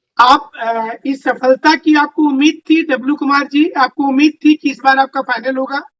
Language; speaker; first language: Hindi; native; Hindi